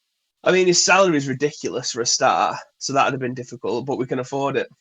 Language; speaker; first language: English; native; English